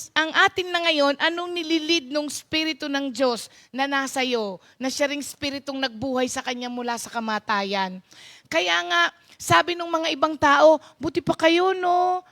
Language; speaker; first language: Filipino; non-native, local second language; Pampanga